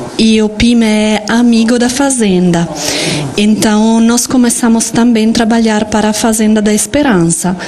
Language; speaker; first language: Portuguese; non-native, fluent; Italian